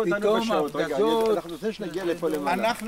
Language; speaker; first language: Hebrew; native; Hebrew